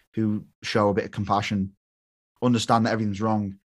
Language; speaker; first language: English; native; English